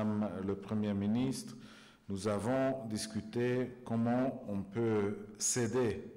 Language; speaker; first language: French; non-native, fluent; Hungarian